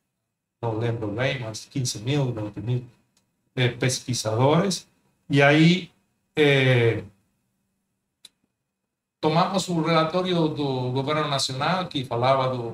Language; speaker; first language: Portuguese; non-native, fluent; Spanish